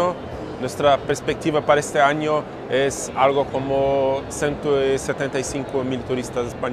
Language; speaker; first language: Spanish; non-native, fluent; Portuguese